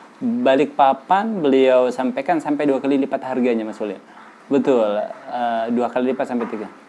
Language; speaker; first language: Indonesian; native; Indonesian